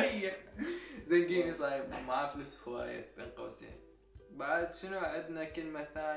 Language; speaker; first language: Arabic; native; Arabic